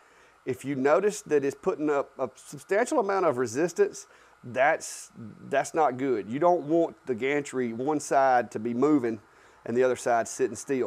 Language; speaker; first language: English; native; English